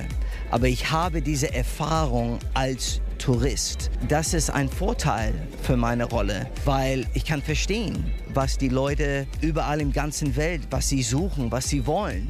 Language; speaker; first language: German; non-native, fluent; English